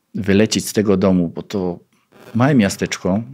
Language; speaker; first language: Polish; native; Polish